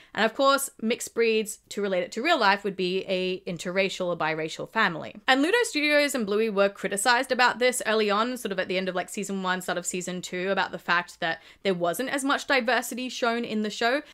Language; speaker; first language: English; native; English